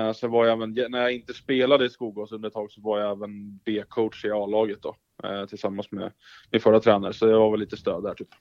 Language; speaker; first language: Swedish; native; Swedish